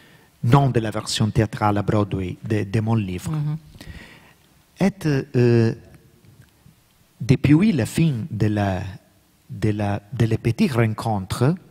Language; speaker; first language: French; non-native, learner; Italian